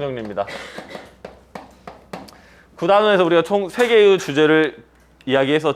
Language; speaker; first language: Korean; native; Korean